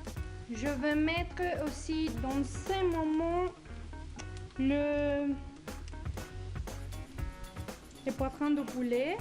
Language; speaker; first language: French; non-native, learner; Spanish